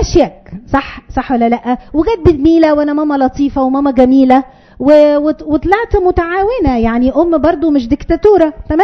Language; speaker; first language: Arabic; native; Arabic